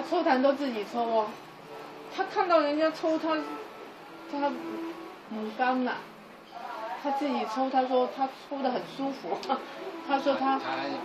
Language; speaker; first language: Chinese; native; Chinese